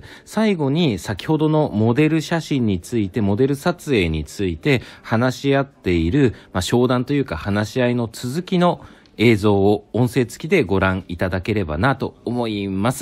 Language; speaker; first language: Japanese; native; Japanese